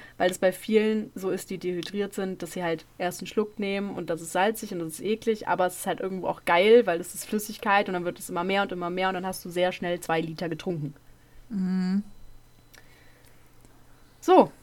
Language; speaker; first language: German; native; German